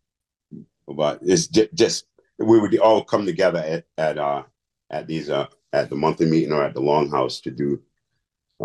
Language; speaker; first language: English; native; English